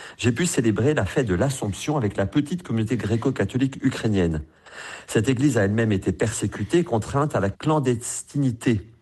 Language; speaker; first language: French; native; French